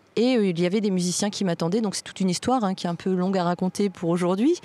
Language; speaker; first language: French; native; French